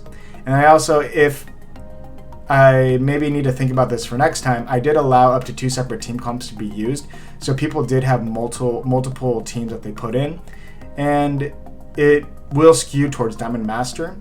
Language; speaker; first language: English; native; English